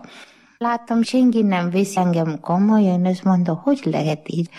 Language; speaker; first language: Hungarian; non-native, learner; Malayalam